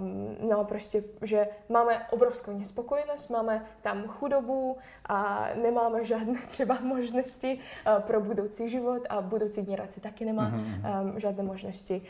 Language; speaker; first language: Czech; non-native, fluent; Russian